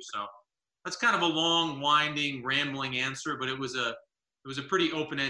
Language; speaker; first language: English; native; English